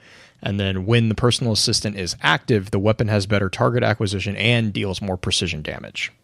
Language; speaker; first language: English; native; English